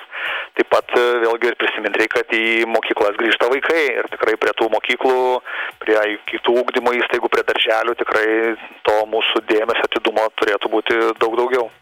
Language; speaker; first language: Lithuanian; native; Lithuanian